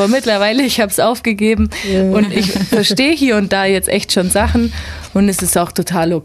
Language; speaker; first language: German; native; German